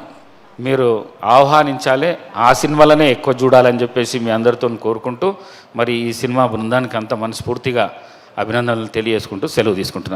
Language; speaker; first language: Telugu; native; Telugu